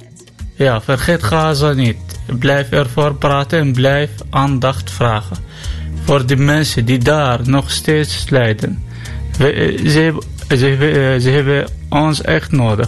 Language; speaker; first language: Dutch; non-native, learner; Arabic